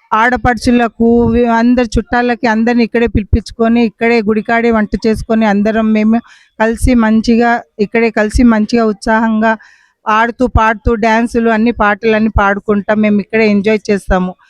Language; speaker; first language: Telugu; non-native, local second language; Lambadi